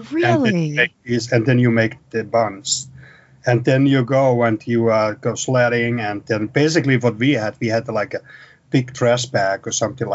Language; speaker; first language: English; non-native, fluent; Finnish